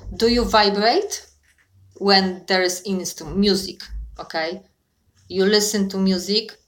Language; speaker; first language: English; non-native, fluent; Polish